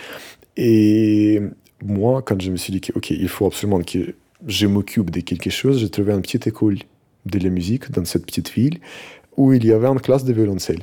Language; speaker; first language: French; non-native, fluent; Russian